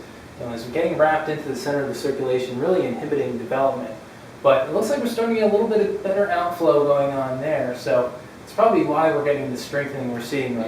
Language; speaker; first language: English; native; English